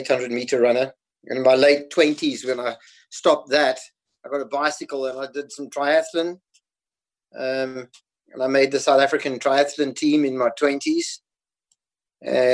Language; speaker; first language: English; native; English